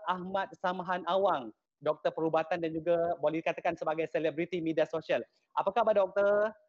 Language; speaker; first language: Malay; native; Malay